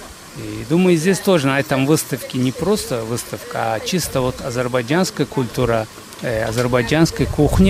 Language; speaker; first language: Russian; non-native, fluent; Azerbaijani